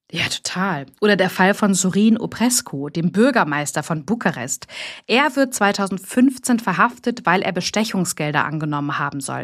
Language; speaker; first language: German; native; German